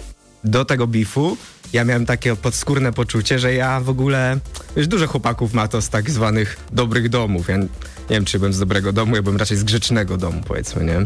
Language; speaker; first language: Polish; native; Polish